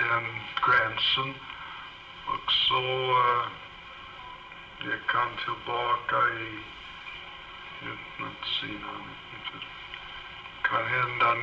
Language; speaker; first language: Swedish; early bilingual, heritage; Swedish